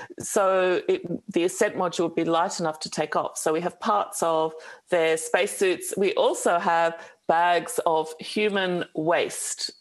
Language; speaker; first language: English; native; English